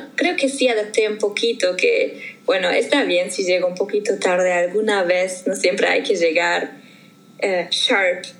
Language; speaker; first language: Spanish; non-native, fluent; German